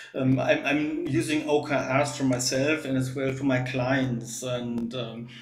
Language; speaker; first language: English; non-native, fluent; German